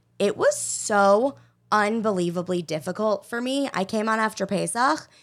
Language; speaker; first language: English; native; English